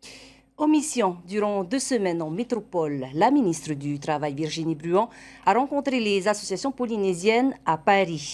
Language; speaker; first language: French; native; French